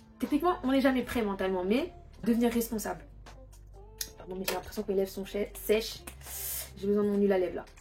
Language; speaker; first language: French; early bilingual, other home language; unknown